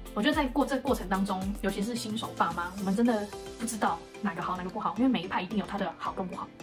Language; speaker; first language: Chinese; native; Chinese